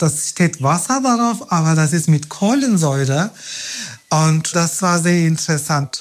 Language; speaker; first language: German; non-native, fluent; Turkish